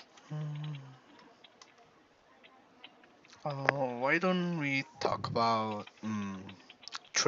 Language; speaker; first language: English; non-native, learner; Korean